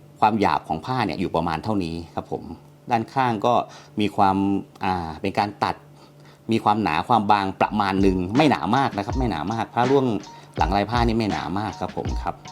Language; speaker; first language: Thai; native; Thai